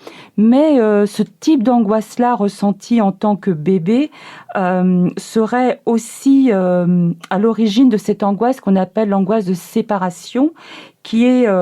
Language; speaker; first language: French; native; French